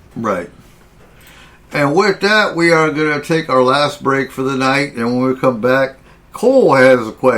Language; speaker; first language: English; native; English